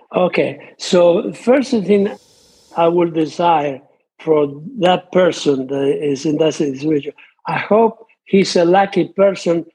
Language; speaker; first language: English; non-native, fluent; Italian